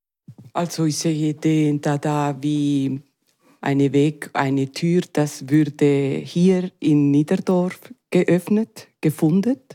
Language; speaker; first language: German; non-native, learner; Spanish